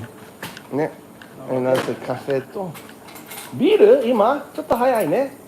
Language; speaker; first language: Japanese; non-native, learner; English